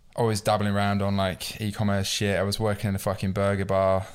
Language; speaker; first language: English; native; English